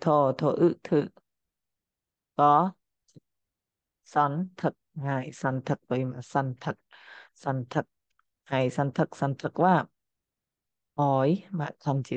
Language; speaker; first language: Japanese; non-native, fluent; Khmer